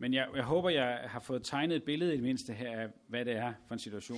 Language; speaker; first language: Danish; native; Danish